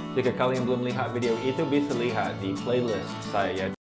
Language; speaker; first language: Indonesian; non-native, fluent; English